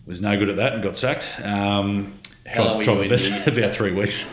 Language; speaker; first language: English; native; English